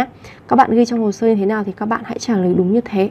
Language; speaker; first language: Vietnamese; native; Vietnamese